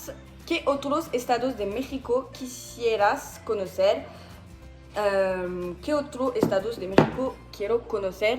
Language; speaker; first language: Spanish; non-native, learner; French